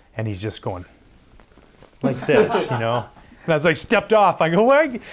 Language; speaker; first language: English; native; English